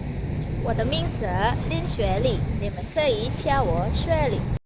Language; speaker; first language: Chinese; non-native, learner; Indonesian